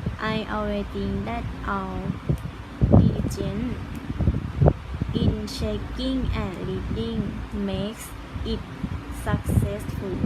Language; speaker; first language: English; non-native, learner; Thai